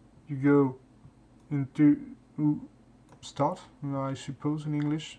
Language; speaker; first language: English; non-native, fluent; French